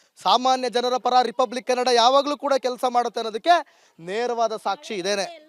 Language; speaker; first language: Kannada; native; Kannada